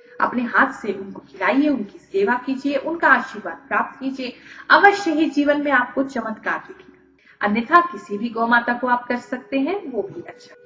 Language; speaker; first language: Hindi; native; Hindi